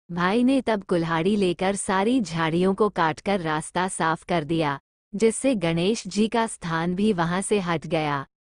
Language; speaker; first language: Hindi; native; Hindi